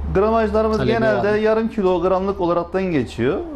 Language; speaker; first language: Turkish; native; Turkish